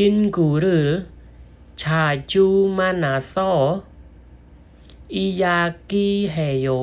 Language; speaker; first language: Korean; non-native, learner; Khmer